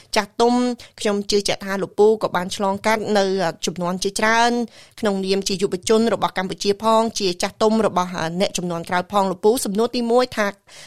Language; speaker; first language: Khmer; native; Khmer